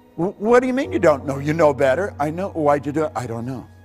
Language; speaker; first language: English; native; English